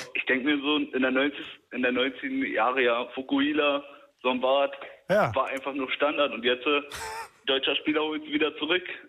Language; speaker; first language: German; native; German